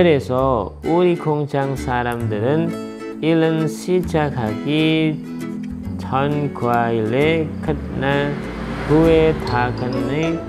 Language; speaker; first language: Korean; non-native, fluent; Indonesian